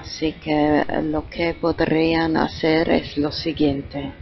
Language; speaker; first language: Spanish; non-native, fluent; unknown